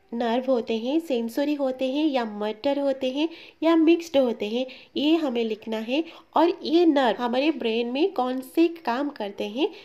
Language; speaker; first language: Hindi; non-native, local second language; Bangla